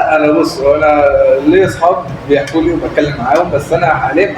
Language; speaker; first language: Arabic; native; Arabic